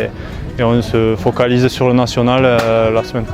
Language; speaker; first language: French; native; French